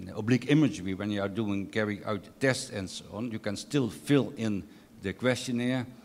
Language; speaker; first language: English; non-native, fluent; Dutch